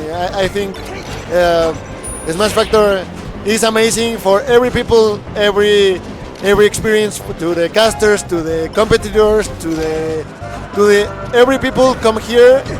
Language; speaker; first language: English; non-native, learner; Spanish